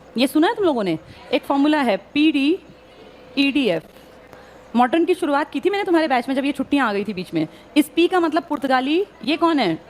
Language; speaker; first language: Hindi; native; Hindi